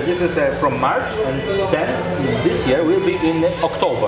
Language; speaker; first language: English; non-native, learner; Polish